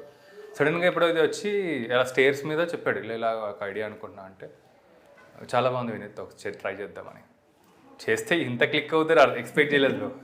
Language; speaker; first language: Telugu; native; Telugu